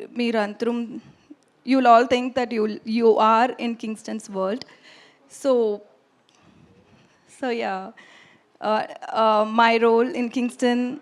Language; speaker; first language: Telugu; non-native, learner; Tamil